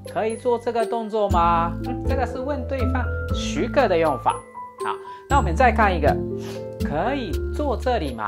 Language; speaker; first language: Chinese; non-native, fluent; Japanese